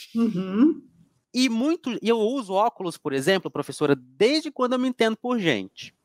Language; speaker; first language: Portuguese; native; Portuguese